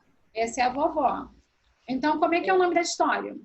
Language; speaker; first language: Portuguese; native; Portuguese